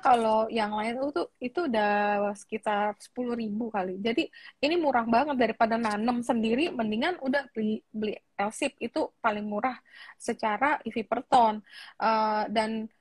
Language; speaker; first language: Indonesian; native; Indonesian